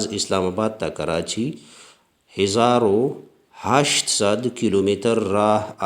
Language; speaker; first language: Persian; non-native, fluent; Urdu